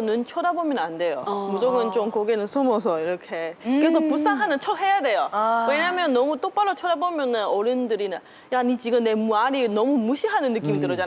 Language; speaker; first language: Korean; non-native, learner; Chinese